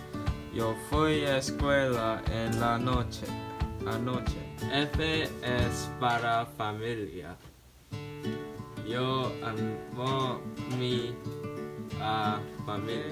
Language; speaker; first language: Spanish; non-native, learner; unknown